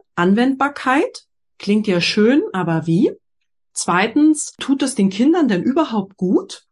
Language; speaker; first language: German; native; German